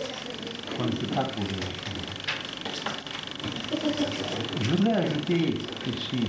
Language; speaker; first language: French; non-native, fluent; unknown